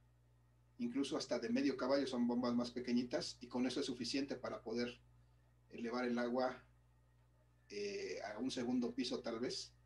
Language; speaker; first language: Spanish; native; Spanish